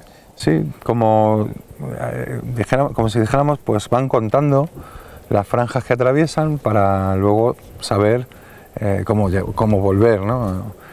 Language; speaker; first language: Spanish; native; Spanish